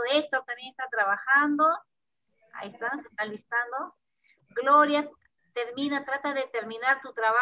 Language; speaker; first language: Spanish; native; Spanish